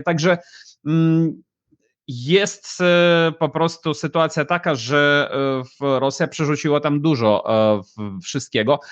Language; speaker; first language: Polish; non-native, fluent; Ukrainian